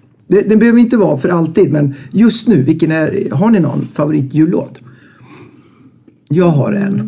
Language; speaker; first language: Swedish; native; Swedish